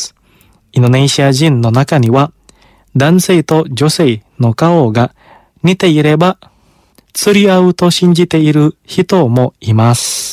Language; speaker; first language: Japanese; non-native, fluent; Indonesian